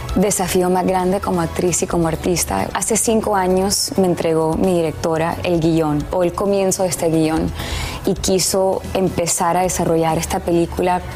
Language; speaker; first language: Spanish; early bilingual, heritage; Spanish